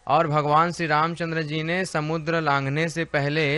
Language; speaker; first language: Hindi; native; Hindi